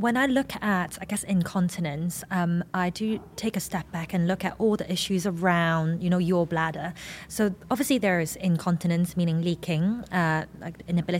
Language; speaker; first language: English; non-native, local second language; Cantonese